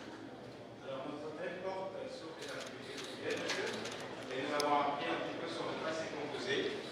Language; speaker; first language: French; non-native, fluent; Indonesian